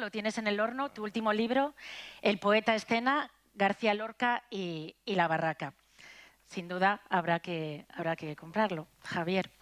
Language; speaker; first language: Spanish; native; Spanish